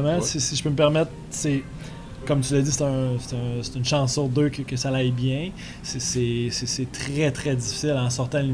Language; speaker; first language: French; native; French